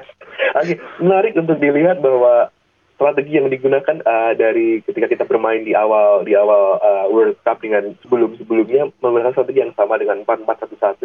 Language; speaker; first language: Indonesian; native; Indonesian